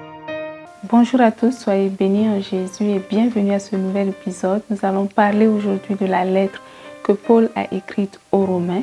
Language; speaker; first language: French; native; French